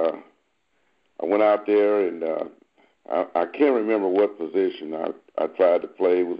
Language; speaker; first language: English; native; English